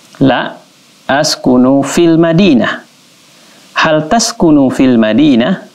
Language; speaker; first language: Arabic; non-native, fluent; Indonesian